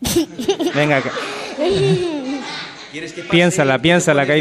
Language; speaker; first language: Spanish; native; Spanish